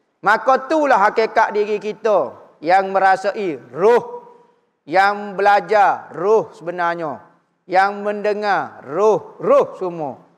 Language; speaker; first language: Malay; native; Malay